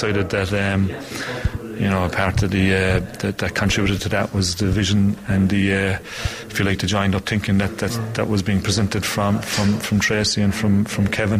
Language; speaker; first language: English; native; English